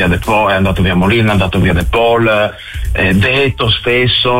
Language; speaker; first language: Italian; native; Italian